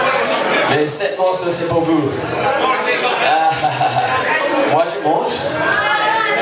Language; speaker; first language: French; non-native, learner; English